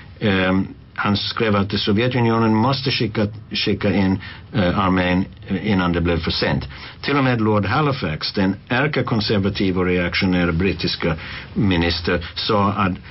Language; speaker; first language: Swedish; non-native, fluent; English